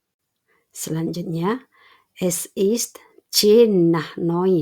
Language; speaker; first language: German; non-native, fluent; Indonesian